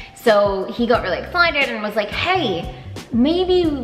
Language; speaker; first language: English; native; English